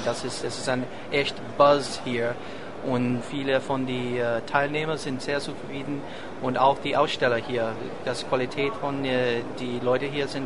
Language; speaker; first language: German; non-native, fluent; English